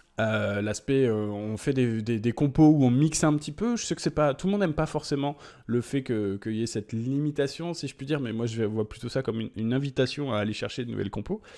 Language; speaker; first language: French; native; French